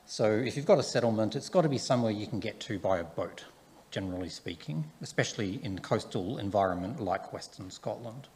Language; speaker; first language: English; native; English